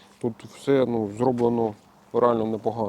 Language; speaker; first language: Ukrainian; native; Ukrainian